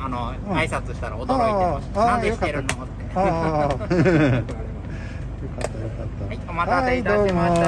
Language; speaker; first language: Japanese; native; Japanese